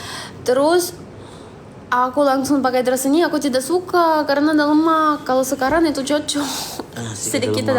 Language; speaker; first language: Indonesian; non-native, fluent; Russian